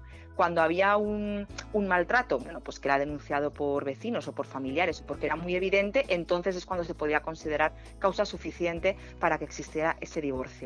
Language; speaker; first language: Spanish; native; Spanish